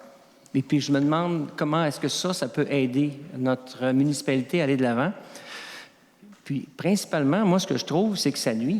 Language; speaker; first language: French; native; French